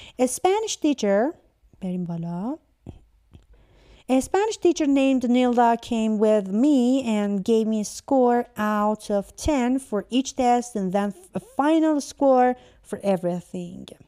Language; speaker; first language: English; non-native, fluent; Persian